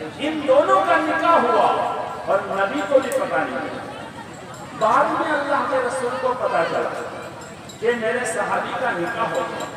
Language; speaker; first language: Urdu; non-native, local second language; Bangla